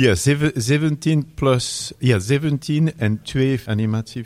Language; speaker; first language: Dutch; non-native, learner; French